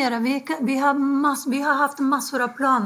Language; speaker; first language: Swedish; non-native, fluent; Spanish